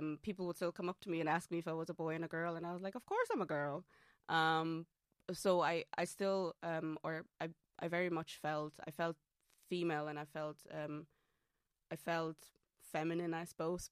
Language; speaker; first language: English; non-native, fluent; German